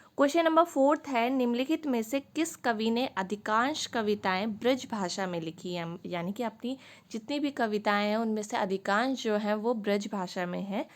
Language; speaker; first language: Hindi; native; Hindi